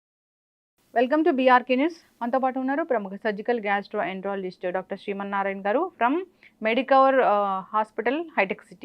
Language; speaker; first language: Telugu; native; Telugu